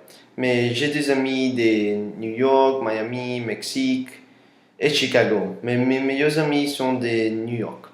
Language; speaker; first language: French; non-native, learner; Spanish